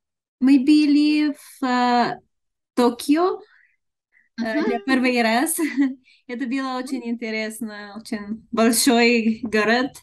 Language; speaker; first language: Russian; non-native, learner; Bulgarian